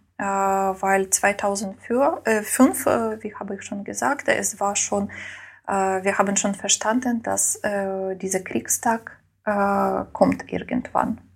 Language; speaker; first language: German; non-native, learner; Ukrainian